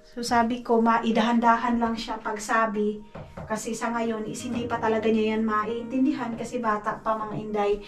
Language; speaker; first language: Filipino; non-native, local second language; Cebuano